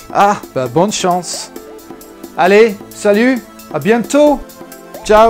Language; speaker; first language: French; non-native, fluent; English